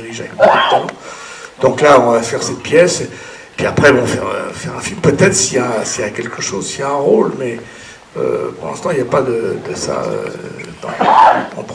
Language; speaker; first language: French; native; French